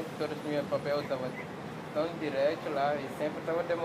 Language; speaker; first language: Portuguese; non-native, learner; French